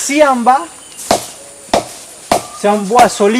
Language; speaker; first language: French; non-native, fluent; Spanish